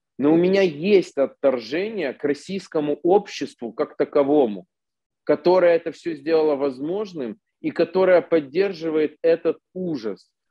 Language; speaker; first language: Russian; native; Russian